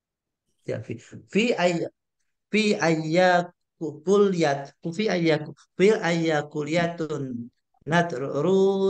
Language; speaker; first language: Arabic; non-native, learner; Indonesian